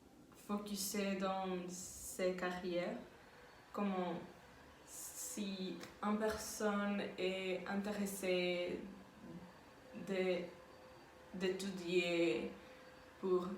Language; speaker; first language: French; non-native, learner; Spanish